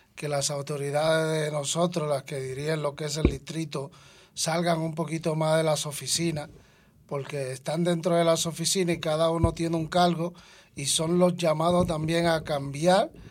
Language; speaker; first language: Spanish; native; Spanish